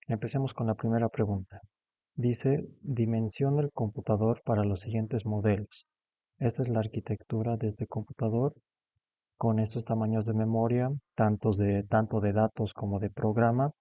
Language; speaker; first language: Spanish; native; Spanish